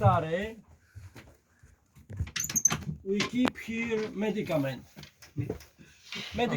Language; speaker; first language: English; non-native, learner; Polish